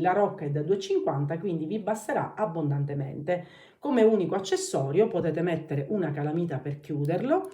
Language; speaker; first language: Italian; native; Italian